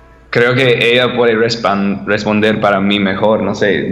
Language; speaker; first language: Spanish; non-native, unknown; English